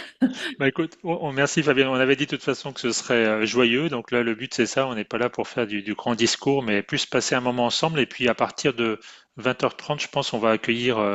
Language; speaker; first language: French; native; French